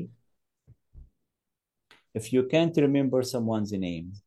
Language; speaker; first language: English; non-native, fluent; Arabic